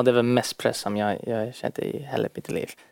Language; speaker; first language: Swedish; early bilingual, heritage; English